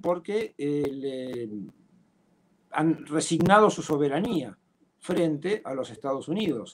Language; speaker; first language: Spanish; native; Spanish